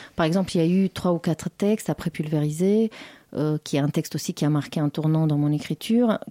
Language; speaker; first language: French; non-native, fluent; Romanian